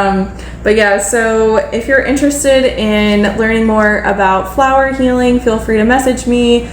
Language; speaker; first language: English; native; English